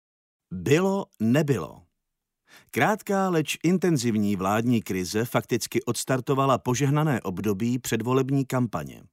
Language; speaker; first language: Czech; native; Czech